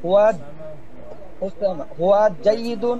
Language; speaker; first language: Arabic; non-native, learner; Bangla